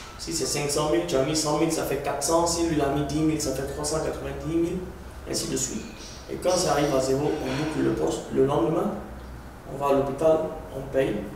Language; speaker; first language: French; non-native, local second language; Arabic